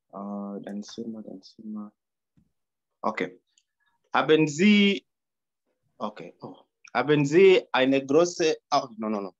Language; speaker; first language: German; non-native, learner; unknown